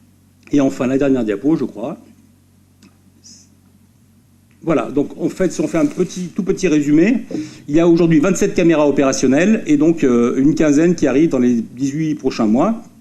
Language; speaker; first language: French; native; French